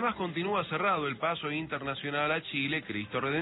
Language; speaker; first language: Spanish; native; Spanish